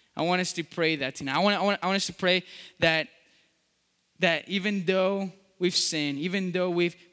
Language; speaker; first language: English; non-native, fluent; Spanish